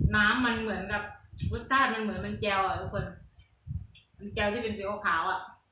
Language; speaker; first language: Thai; native; Thai